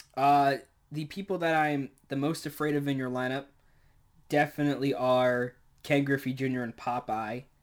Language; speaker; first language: English; native; English